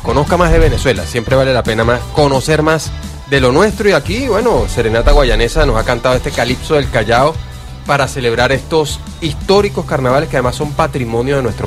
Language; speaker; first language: Spanish; native; Spanish